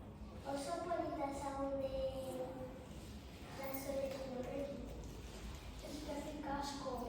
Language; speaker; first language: Basque; non-native, learner; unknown